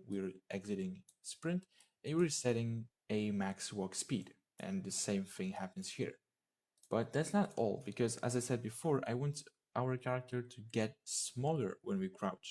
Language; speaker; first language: English; non-native, fluent; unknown